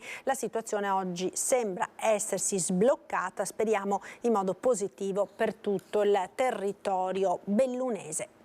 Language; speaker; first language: Italian; native; Italian